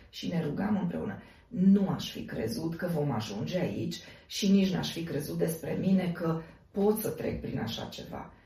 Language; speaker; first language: Romanian; native; Romanian